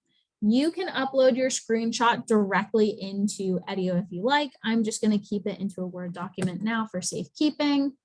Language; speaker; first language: English; native; English